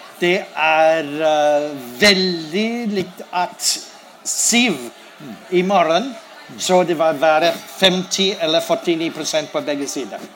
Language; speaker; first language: Norwegian; non-native, learner; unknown